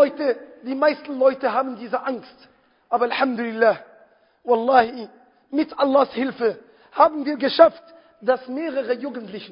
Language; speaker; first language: German; non-native, fluent; Arabic